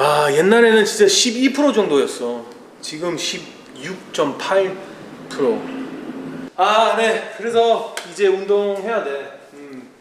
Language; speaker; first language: Korean; early bilingual, heritage; Korean